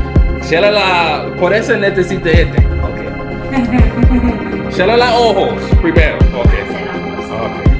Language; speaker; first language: Spanish; non-native, learner; English